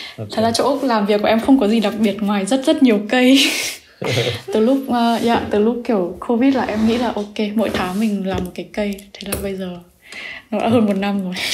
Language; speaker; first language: Vietnamese; native; Vietnamese